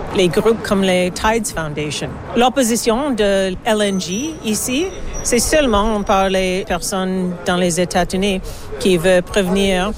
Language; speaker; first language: French; non-native, learner; English